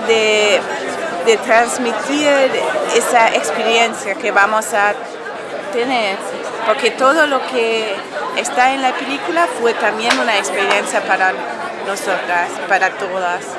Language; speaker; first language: Spanish; non-native, fluent; German